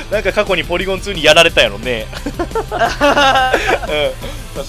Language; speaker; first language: Japanese; native; Japanese